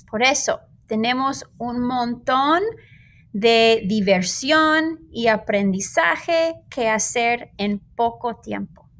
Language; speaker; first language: Spanish; non-native, fluent; English